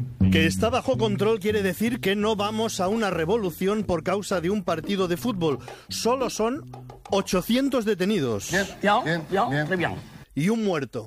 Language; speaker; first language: Spanish; native; Spanish